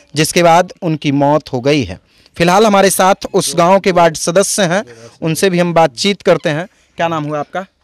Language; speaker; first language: Hindi; native; Hindi